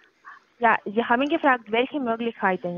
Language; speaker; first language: German; non-native, learner; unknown